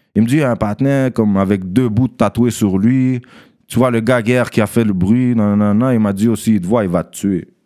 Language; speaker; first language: French; early bilingual, other home language; Russian